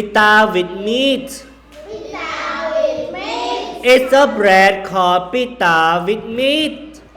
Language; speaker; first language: English; non-native, fluent; Khmer